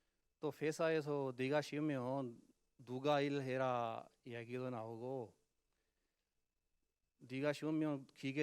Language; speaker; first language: Korean; non-native, learner; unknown